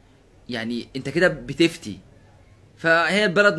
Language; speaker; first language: Arabic; native; Arabic